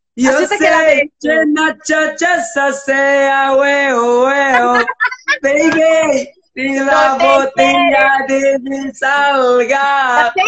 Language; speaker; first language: Italian; non-native, learner; Arabic